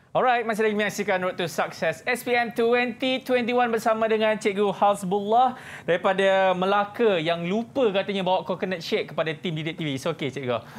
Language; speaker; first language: Malay; native; Malay